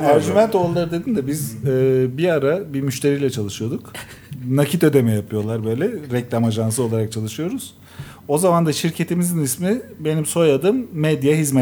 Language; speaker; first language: Turkish; native; Turkish